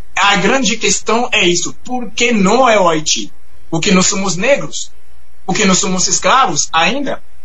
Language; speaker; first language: Portuguese; non-native, fluent; Haitian Creole